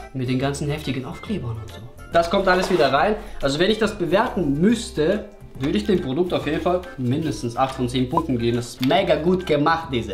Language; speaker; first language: German; early bilingual, other home language; Russian